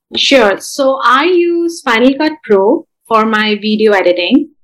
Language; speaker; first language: English; non-native, local second language; Bangla